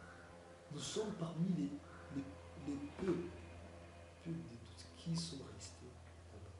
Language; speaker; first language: French; non-native, learner; Kinyarwanda